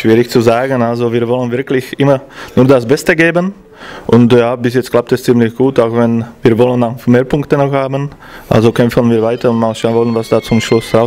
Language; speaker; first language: German; non-native, fluent; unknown